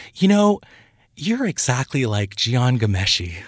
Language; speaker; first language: English; early bilingual, other home language; Urdu